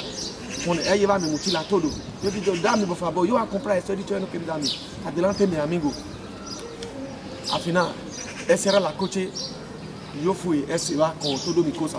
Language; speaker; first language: Spanish; non-native, learner; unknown